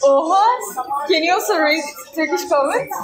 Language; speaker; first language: English; non-native, fluent; Turkish